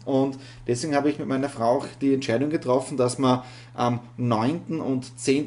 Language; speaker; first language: German; native; German